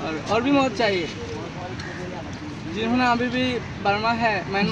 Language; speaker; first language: Hindi; non-native, learner; Rohingya